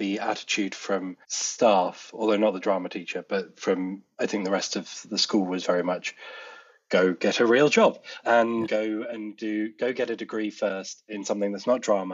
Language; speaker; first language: English; native; English